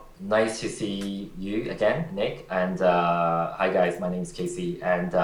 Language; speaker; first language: English; non-native, local second language; Cantonese